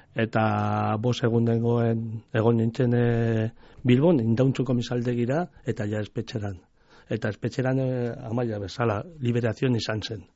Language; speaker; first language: Basque; non-native, local second language; Spanish